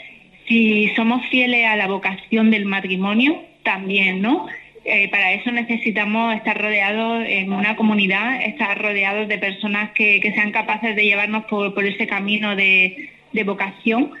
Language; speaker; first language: Spanish; native; Spanish